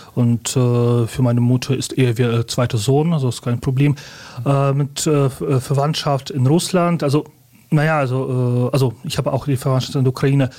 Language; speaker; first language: German; early bilingual, other home language; Russian